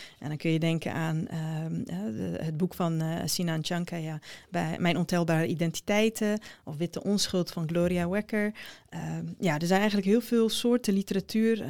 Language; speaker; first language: Dutch; early bilingual, other home language; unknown